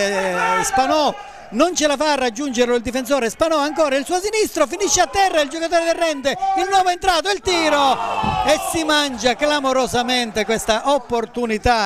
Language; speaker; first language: Italian; native; Italian